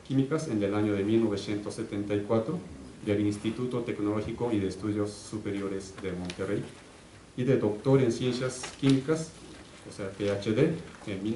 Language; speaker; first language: Spanish; native; Spanish